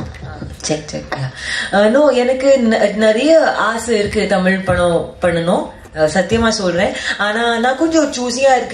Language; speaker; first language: Tamil; non-native, learner; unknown